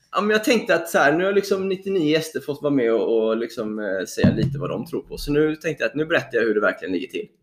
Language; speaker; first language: Swedish; native; Swedish